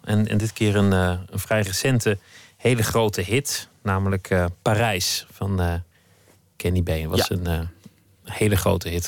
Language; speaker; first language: Dutch; native; Dutch